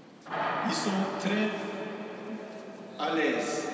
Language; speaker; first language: French; non-native, fluent; English